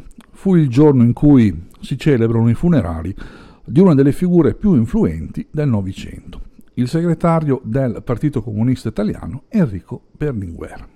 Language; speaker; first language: Italian; native; Italian